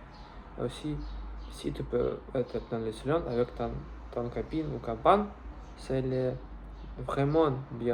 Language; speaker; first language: French; non-native, learner; Russian